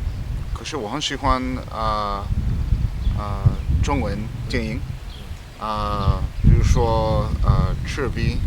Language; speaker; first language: Chinese; non-native, learner; English